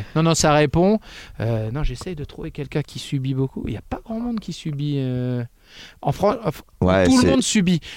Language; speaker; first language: French; native; French